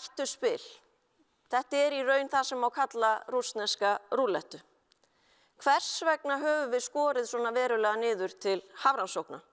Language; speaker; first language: Icelandic; native; Icelandic